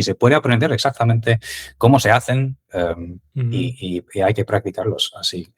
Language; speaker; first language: Spanish; non-native, fluent; English